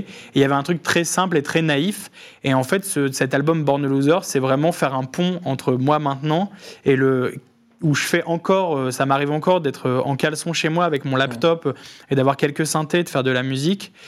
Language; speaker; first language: French; native; French